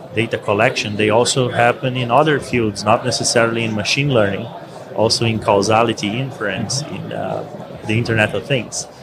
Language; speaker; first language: English; non-native, fluent; Portuguese